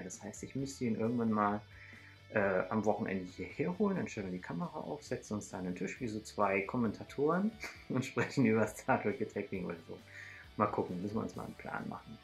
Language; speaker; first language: German; native; German